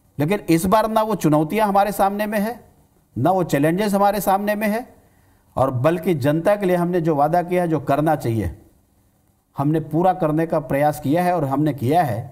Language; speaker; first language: Hindi; native; Hindi